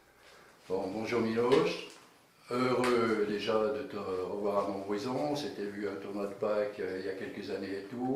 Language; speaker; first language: French; native; French